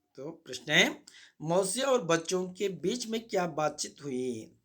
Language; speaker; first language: Hindi; non-native, local second language; Kannada